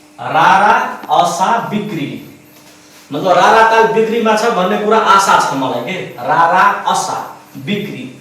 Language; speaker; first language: Nepali; non-native, local second language; Maithili